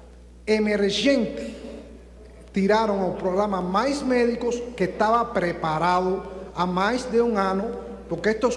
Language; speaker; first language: Portuguese; non-native, fluent; Spanish